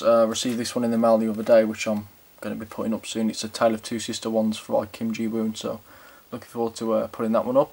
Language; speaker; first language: English; native; English